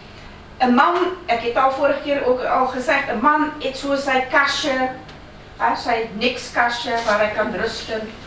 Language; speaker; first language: Dutch; non-native, fluent; Afrikaans